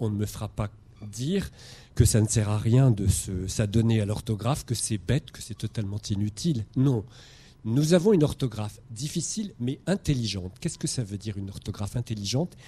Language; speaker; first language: French; native; French